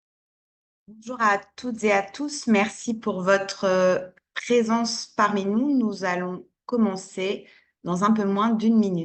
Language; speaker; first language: French; native; French